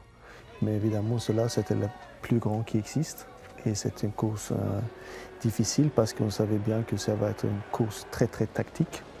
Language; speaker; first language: French; non-native, fluent; Swedish